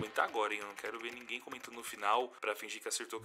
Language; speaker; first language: Portuguese; native; Portuguese